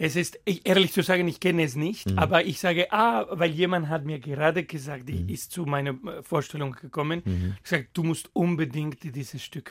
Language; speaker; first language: German; non-native, fluent; Spanish